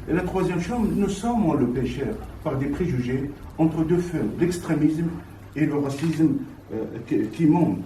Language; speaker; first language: French; non-native, fluent; Arabic